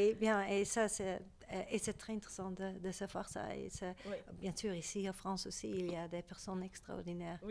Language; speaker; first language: French; non-native, learner; Dutch